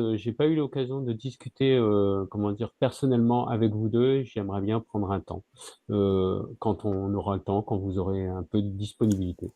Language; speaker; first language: French; native; French